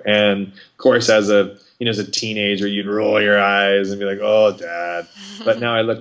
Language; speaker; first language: English; native; English